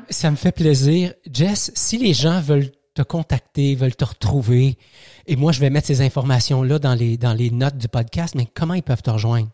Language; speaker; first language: French; native; French